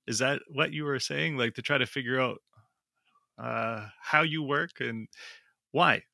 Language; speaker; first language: English; native; English